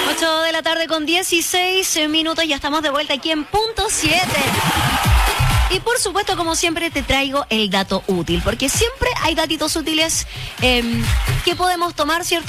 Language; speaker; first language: Spanish; native; Spanish